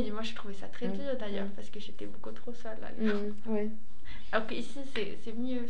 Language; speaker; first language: French; non-native, fluent; Swedish